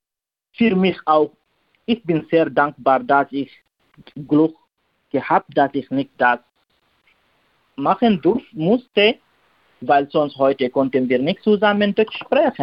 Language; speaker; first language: German; non-native, learner; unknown